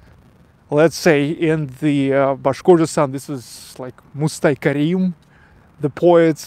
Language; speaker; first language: English; non-native, fluent; Russian